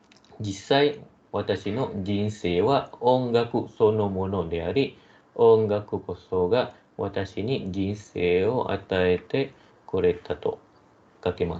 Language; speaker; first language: Japanese; non-native, fluent; Malay